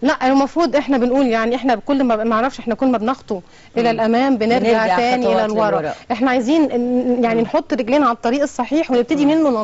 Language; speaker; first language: Arabic; native; Arabic